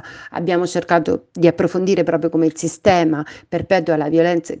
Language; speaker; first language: Italian; native; Italian